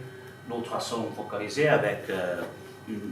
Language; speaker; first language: French; non-native, fluent; Italian